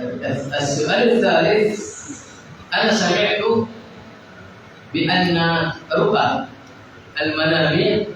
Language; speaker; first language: Arabic; non-native, fluent; Indonesian